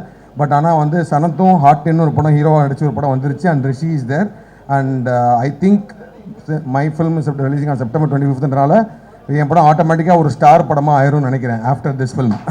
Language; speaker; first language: Tamil; native; Tamil